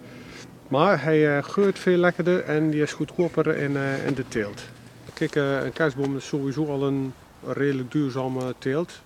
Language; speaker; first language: Dutch; native; Dutch